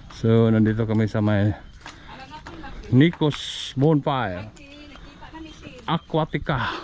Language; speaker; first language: Filipino; non-native, local second language; Cebuano